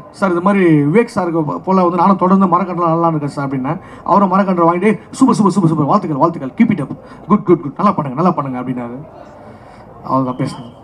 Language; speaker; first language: Tamil; native; Tamil